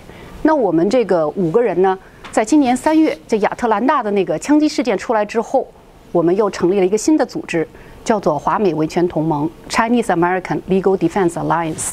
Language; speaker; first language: Chinese; native; Chinese